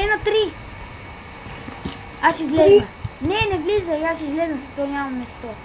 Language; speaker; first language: Bulgarian; native; Bulgarian